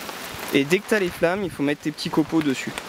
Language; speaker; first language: French; native; French